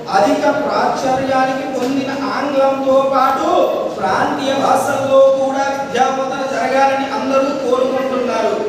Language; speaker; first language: Telugu; non-native, local second language; Odia